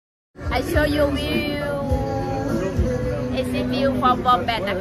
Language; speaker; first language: English; non-native, learner; Thai